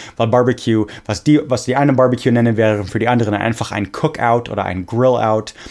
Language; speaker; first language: German; non-native, fluent; English